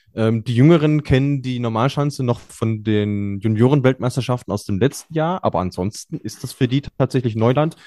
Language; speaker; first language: German; native; German